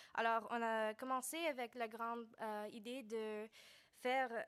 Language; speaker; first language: French; non-native, learner; English